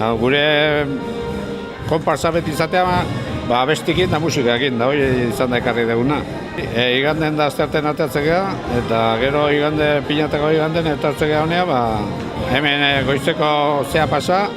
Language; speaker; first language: Basque; native; Basque